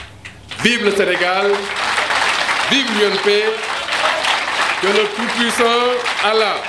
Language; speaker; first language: French; non-native, local second language; Wolof